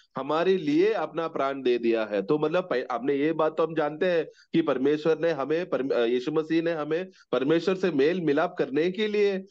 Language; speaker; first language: Hindi; non-native, local second language; Malayalam